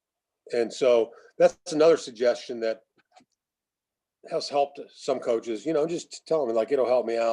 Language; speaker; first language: English; native; English